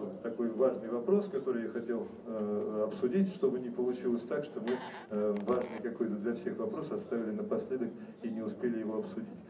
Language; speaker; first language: Russian; native; Russian